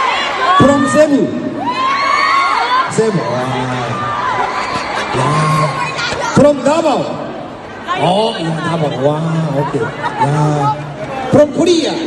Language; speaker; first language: English; non-native, learner; Korean